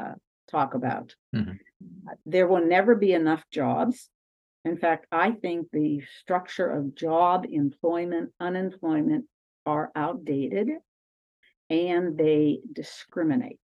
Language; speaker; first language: English; native; English